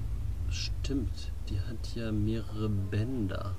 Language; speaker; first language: German; native; German